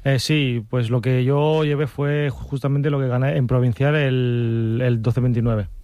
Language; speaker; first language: Spanish; non-native, fluent; Chinese